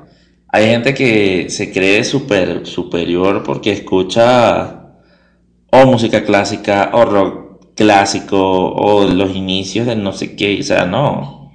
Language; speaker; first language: Spanish; native; Spanish